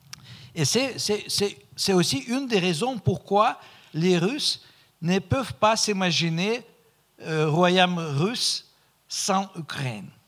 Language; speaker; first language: French; non-native, fluent; Russian